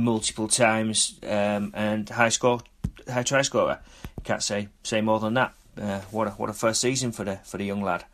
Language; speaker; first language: English; native; English